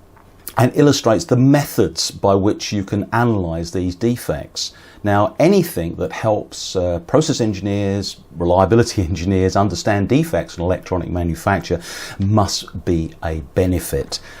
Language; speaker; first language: English; native; English